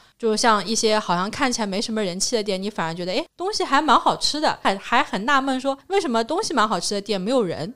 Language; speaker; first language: Chinese; native; Chinese